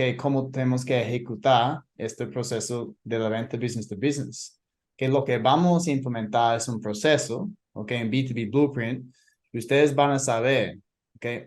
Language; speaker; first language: Spanish; non-native, fluent; English